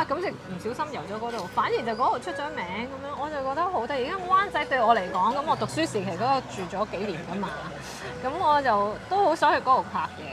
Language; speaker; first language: Cantonese; native; Cantonese